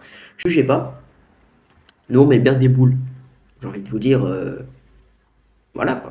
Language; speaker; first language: French; native; French